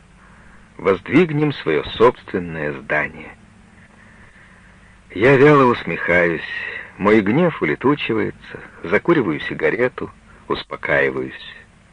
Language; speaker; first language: Russian; native; Russian